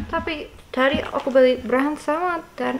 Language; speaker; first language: Indonesian; non-native, learner; English